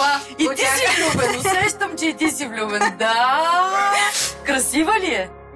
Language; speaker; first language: Bulgarian; native; Bulgarian